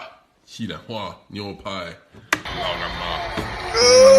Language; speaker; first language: Chinese; non-native, learner; English